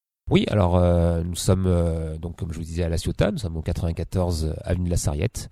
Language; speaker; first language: French; native; French